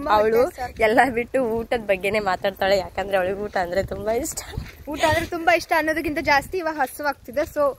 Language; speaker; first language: Kannada; non-native, local second language; Lambadi